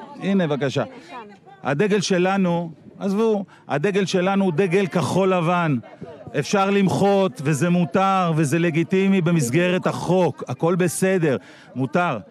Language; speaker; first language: Hebrew; native; Hebrew